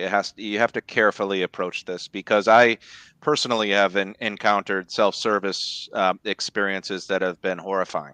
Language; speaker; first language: English; native; English